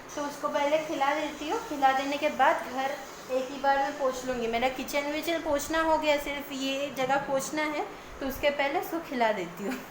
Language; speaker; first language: Hindi; non-native, local second language; Bangla